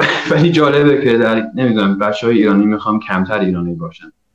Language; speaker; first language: Persian; early bilingual, heritage; Persian